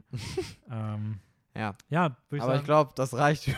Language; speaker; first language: German; non-native, fluent; Romanian